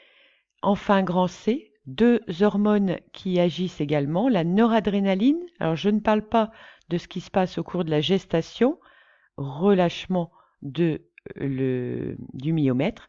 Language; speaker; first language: French; native; French